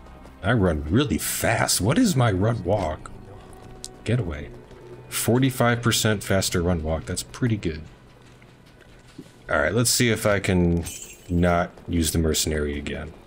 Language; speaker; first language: English; native; English